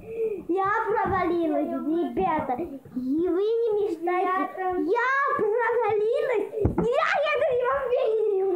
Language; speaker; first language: Russian; early bilingual, heritage; Russian